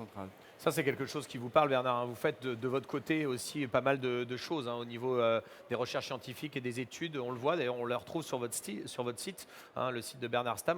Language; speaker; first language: French; native; French